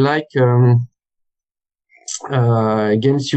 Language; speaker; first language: English; non-native, learner; French